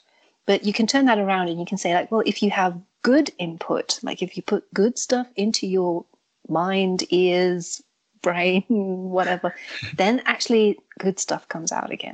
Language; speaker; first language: English; native; English